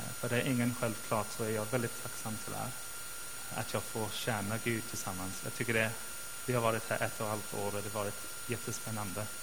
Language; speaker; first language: Swedish; non-native, fluent; English